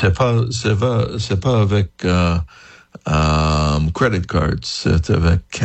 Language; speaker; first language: French; non-native, fluent; English